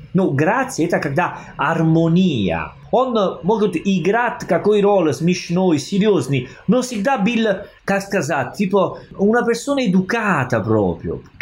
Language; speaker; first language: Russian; non-native, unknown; Italian